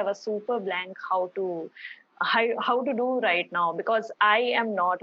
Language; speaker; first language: English; non-native, local second language; Hindi